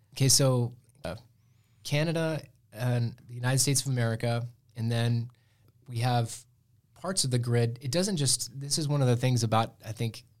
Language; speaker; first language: English; native; English